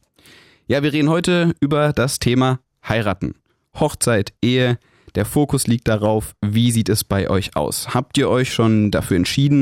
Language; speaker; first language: German; native; German